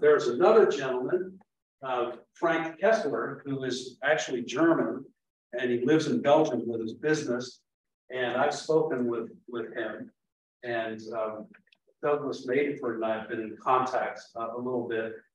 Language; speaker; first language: English; native; English